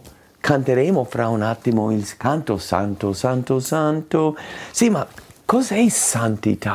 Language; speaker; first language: Italian; non-native, fluent; English